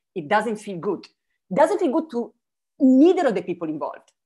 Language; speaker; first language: English; non-native, fluent; Italian